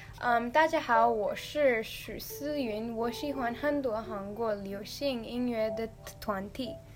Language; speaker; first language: Chinese; non-native, learner; English